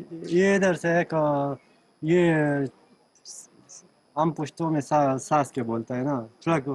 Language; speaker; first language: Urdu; non-native, local second language; Pashto